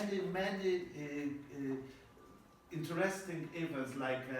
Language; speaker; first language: English; non-native, learner; Polish